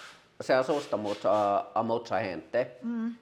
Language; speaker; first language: Spanish; non-native, learner; Finnish